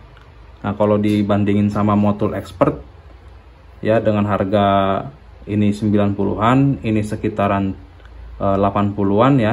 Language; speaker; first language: Indonesian; non-native, local second language; Sundanese